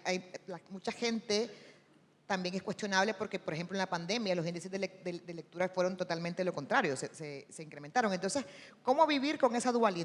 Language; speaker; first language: Spanish; native; Spanish